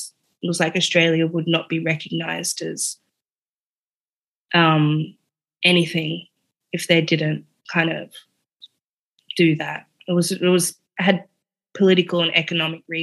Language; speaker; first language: English; native; English